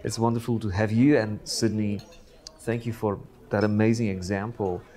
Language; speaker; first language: English; non-native, fluent; Polish